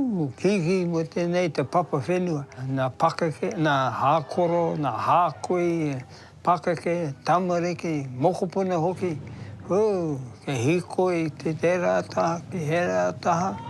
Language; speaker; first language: Māori; non-native, local second language; English